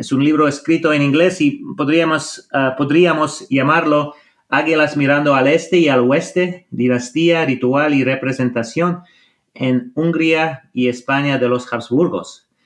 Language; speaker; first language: Spanish; non-native, fluent; English